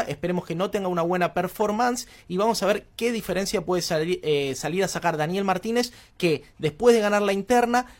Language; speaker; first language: Spanish; native; Spanish